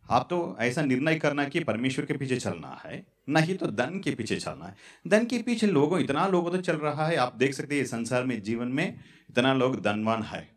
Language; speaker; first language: Hindi; non-native, local second language; Tamil